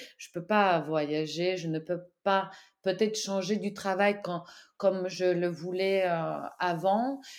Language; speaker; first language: French; non-native, fluent; Ukrainian